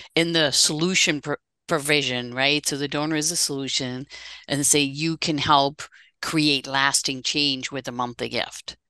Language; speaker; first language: English; non-native, fluent; Dutch